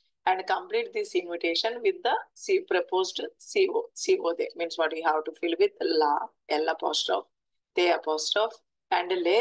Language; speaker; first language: English; non-native, local second language; Telugu